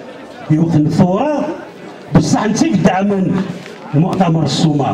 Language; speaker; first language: French; non-native, local second language; Kabyle